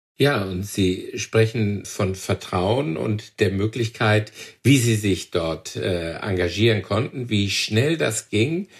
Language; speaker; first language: German; native; German